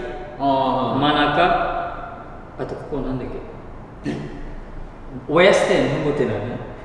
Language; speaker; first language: Japanese; non-native, learner; Indonesian